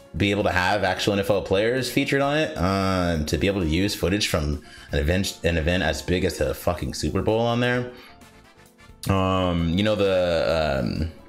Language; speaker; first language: English; native; English